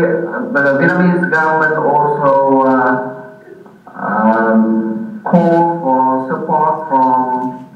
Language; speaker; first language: English; non-native, learner; Vietnamese